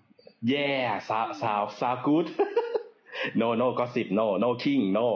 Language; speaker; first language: English; non-native, learner; Thai